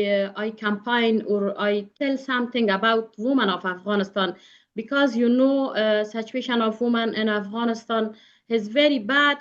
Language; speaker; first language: English; non-native, learner; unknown